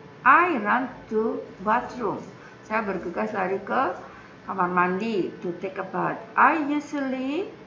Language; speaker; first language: English; non-native, fluent; Indonesian